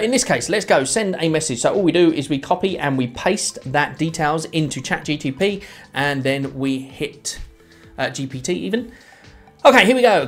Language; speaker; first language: English; native; English